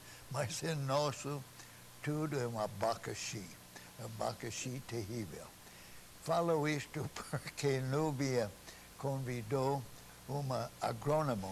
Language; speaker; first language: Portuguese; non-native, fluent; English